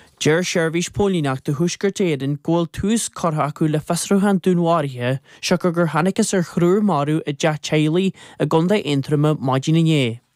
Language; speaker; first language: Irish; native; Irish